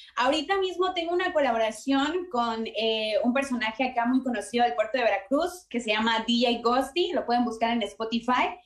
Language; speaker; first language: Spanish; native; Spanish